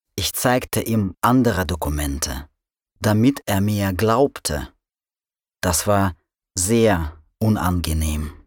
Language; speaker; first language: German; non-native, fluent; Russian